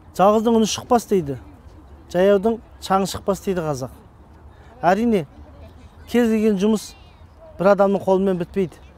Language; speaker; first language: Kazakh; early bilingual, heritage; Kazakh